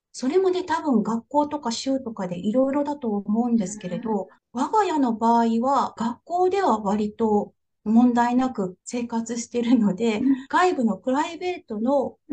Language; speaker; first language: Japanese; native; Japanese